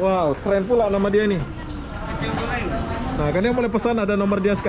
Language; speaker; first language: Malay; native; Malay